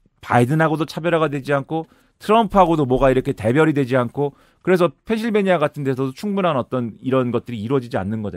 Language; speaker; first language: Korean; native; Korean